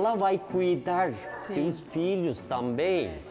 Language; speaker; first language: Portuguese; non-native, learner; Turkish